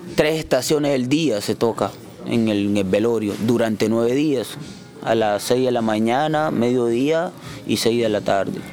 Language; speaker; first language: Spanish; native; Spanish